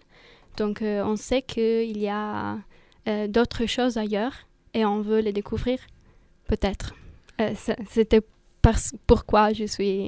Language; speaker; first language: French; non-native, fluent; Italian